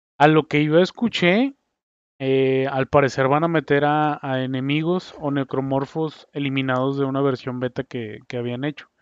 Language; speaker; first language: Spanish; native; Spanish